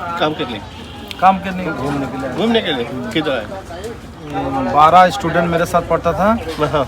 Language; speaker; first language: Hindi; non-native, local second language; Bangla